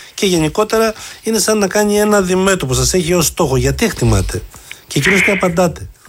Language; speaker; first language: Greek; native; Greek